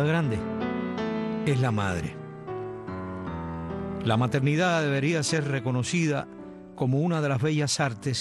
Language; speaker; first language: Spanish; native; Spanish